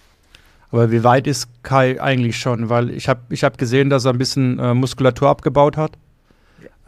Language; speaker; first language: German; native; German